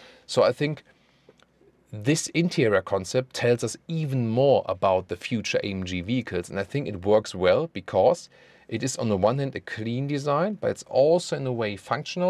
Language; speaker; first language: English; non-native, fluent; German